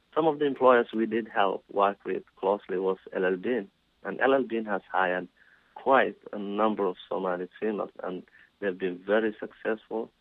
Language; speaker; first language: English; non-native, fluent; Somali